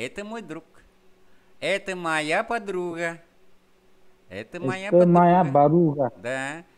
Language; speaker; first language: Russian; non-native, fluent; Vietnamese